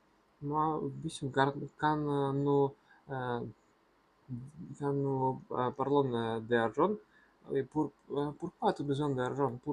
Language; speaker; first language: French; non-native, learner; Russian